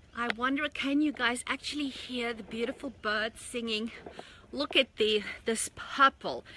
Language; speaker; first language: English; native; English